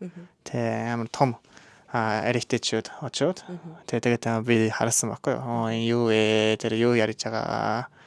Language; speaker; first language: Mongolian; non-native, learner; Japanese